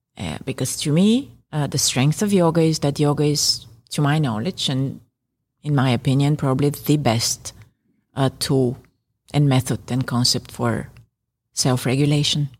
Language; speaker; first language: English; non-native, fluent; Bulgarian